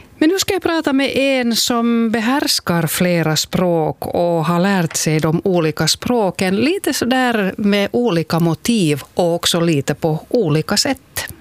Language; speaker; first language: Swedish; native; Swedish